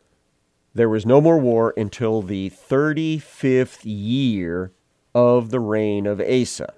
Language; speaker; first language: English; native; English